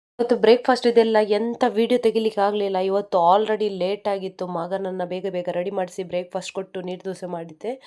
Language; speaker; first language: Kannada; non-native, local second language; Konkani